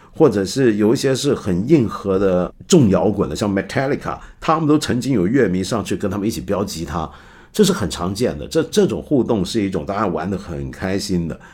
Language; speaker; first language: Chinese; non-native, local second language; Cantonese